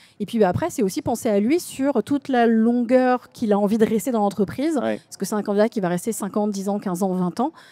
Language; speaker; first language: French; native; French